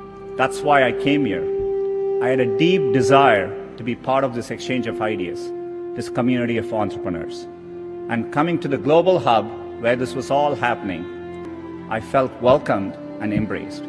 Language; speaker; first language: English; non-native, local second language; Tamil